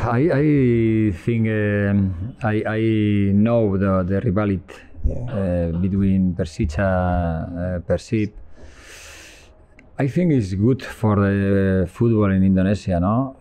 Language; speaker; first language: English; non-native, learner; Spanish